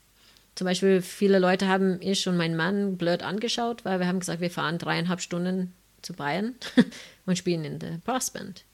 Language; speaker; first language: German; non-native, fluent; English